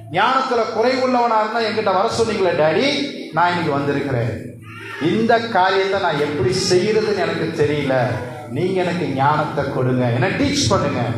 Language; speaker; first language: Tamil; non-native, local second language; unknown